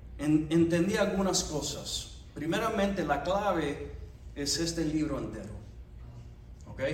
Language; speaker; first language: Spanish; non-native, fluent; English